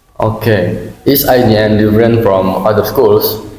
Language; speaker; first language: English; non-native, learner; Indonesian